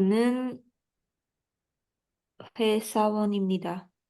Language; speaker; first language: Korean; non-native, learner; Indonesian